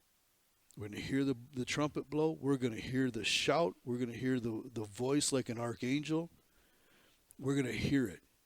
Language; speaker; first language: English; native; English